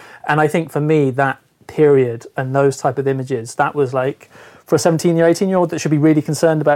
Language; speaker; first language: English; native; English